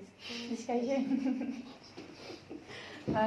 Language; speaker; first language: English; non-native, learner; Malay